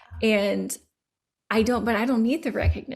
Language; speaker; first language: English; native; English